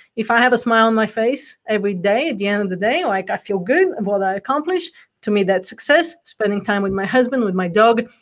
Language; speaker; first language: English; non-native, fluent; Bulgarian